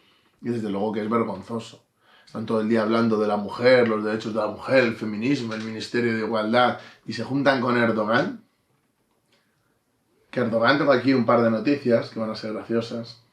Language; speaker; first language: Spanish; native; Spanish